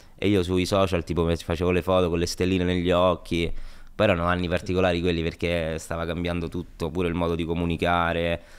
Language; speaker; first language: Italian; native; Italian